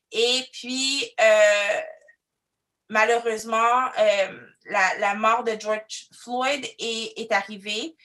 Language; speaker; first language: French; early bilingual, other home language; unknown